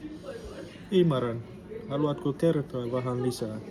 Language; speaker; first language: Finnish; non-native, learner; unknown